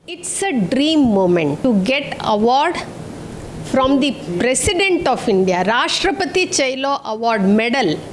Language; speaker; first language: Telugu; non-native, learner; Tamil